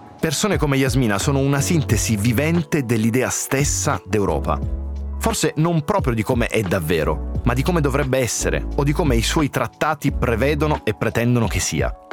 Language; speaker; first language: Italian; native; Italian